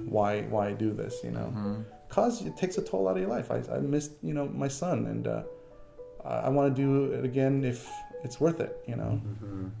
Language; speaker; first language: English; native; English